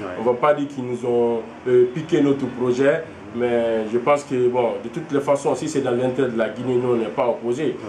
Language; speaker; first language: French; non-native, local second language; Fula